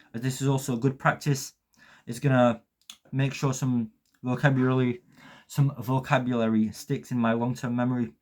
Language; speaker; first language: English; early bilingual, other home language; Polish